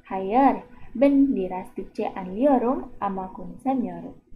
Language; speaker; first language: Turkish; non-native, fluent; Indonesian